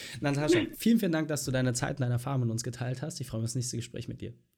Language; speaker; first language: German; native; German